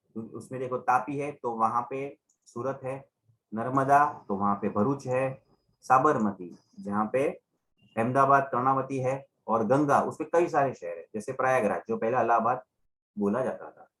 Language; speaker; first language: Hindi; non-native, local second language; Gujarati